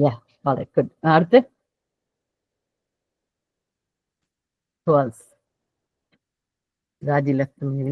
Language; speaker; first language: Tamil; native; Tamil